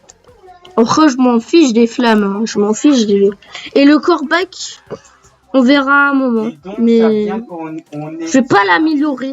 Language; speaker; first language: French; native; French